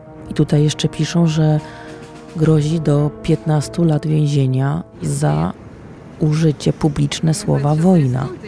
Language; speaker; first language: Polish; native; Polish